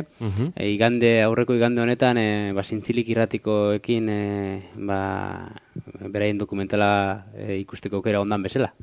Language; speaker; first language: Basque; native; Basque